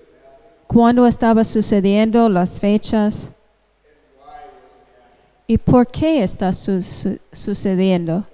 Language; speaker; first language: Spanish; non-native, fluent; English